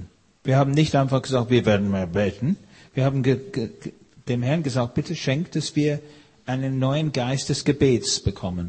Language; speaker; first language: German; non-native, fluent; English